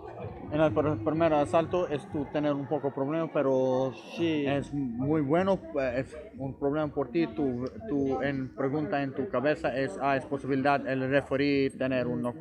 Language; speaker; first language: Spanish; non-native, learner; English